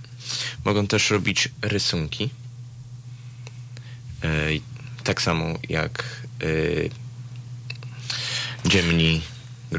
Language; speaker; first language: Polish; early bilingual, heritage; Polish